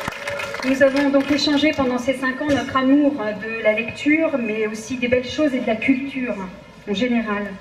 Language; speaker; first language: French; native; French